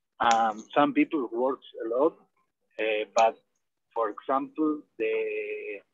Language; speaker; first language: English; non-native, learner; Spanish